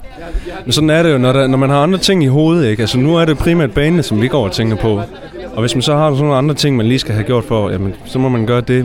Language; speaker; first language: Danish; native; Danish